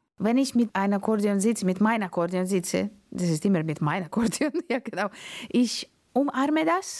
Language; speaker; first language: German; non-native, learner; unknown